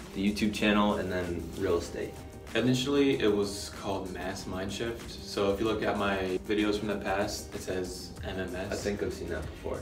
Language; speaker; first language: English; native; English